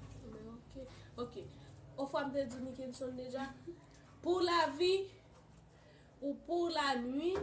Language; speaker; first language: French; non-native, learner; Haitian Creole